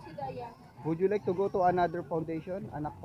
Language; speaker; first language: English; non-native, learner; Filipino